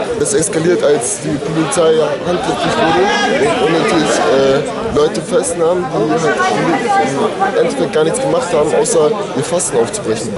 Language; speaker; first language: German; early bilingual, other home language; Turkish